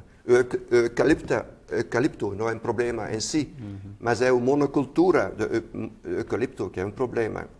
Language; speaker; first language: Portuguese; non-native, fluent; Dutch